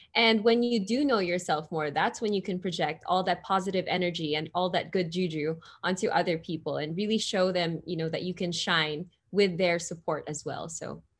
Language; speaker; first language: English; non-native, local second language; Filipino